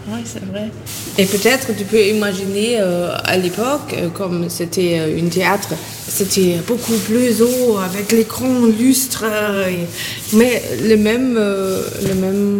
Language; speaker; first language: French; non-native, fluent; German